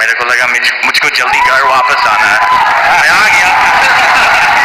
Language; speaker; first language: Hindi; non-native, fluent; English